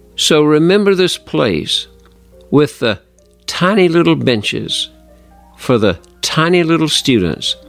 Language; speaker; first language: English; native; English